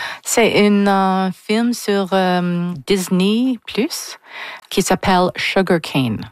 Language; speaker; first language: French; non-native, local second language; English